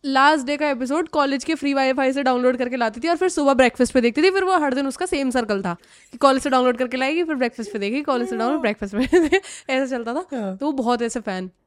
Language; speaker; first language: Hindi; native; Hindi